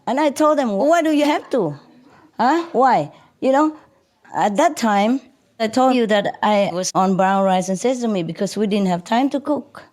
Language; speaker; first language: English; non-native, fluent; Vietnamese